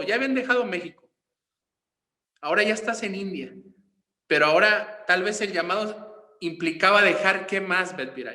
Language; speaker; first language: Spanish; native; Spanish